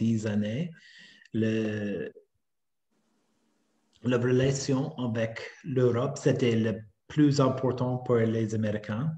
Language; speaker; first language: French; non-native, fluent; English